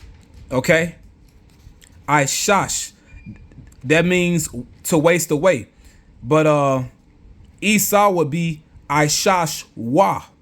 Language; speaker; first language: English; native; English